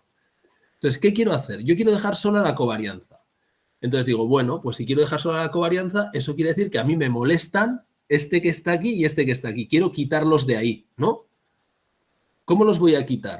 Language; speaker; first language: Spanish; native; Spanish